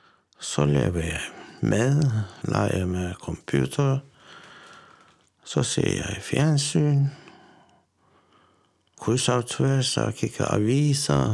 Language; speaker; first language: Danish; non-native, fluent; Turkish